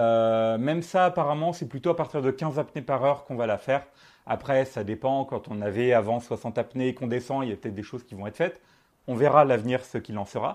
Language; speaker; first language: French; native; French